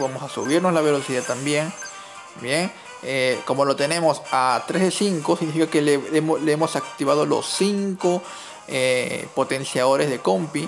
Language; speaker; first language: Spanish; native; Spanish